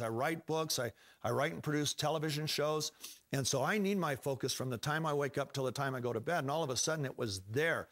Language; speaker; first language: English; native; English